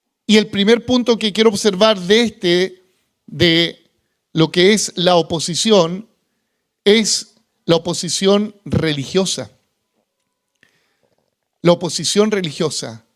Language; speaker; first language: Spanish; native; Spanish